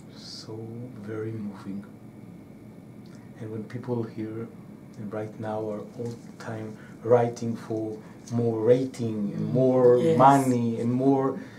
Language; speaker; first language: English; non-native, fluent; Hebrew